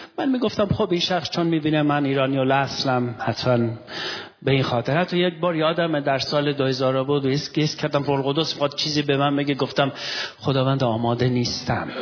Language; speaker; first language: Persian; non-native, local second language; Armenian